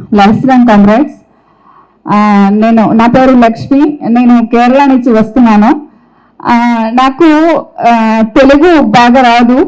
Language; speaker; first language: Telugu; non-native, local second language; Malayalam